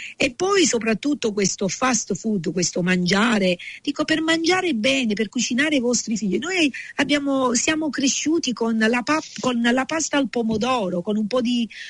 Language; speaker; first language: Italian; native; Italian